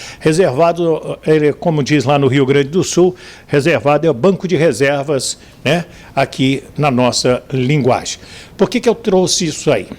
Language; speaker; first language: Portuguese; native; Portuguese